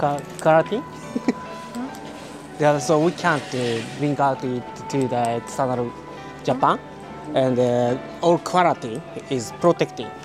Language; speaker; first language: English; non-native, learner; Japanese